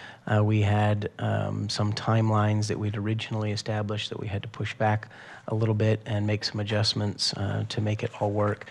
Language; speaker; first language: English; native; English